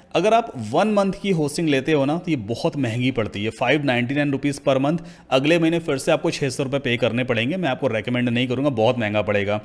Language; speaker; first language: Hindi; native; Hindi